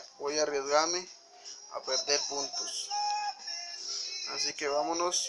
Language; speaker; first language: Spanish; native; Spanish